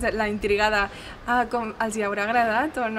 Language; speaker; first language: Catalan; non-native, local second language; Hindi